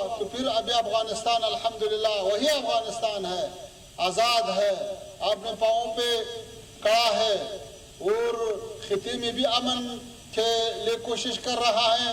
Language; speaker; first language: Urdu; non-native, fluent; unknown